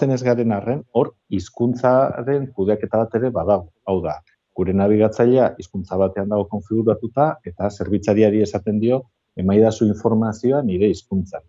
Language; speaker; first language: Basque; native; Basque